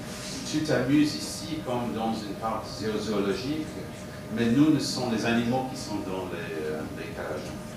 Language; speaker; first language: French; non-native, fluent; English